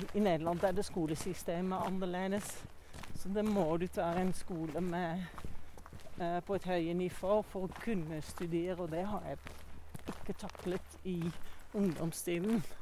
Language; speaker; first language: Norwegian; non-native, fluent; Dutch